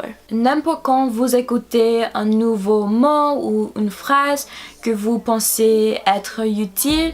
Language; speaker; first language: French; non-native, learner; English